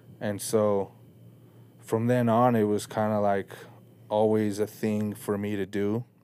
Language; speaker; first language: English; early bilingual, other home language; Spanish